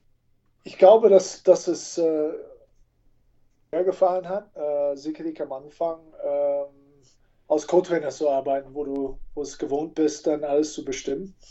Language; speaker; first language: German; non-native, fluent; English